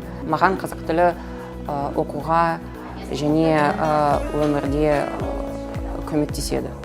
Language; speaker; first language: Kazakh; non-native, learner; Russian